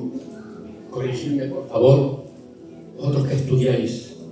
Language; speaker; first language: Spanish; native; Spanish